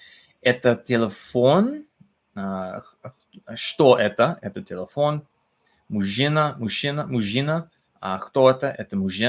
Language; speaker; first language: Russian; non-native, learner; English